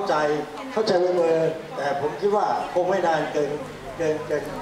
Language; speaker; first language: Thai; native; Thai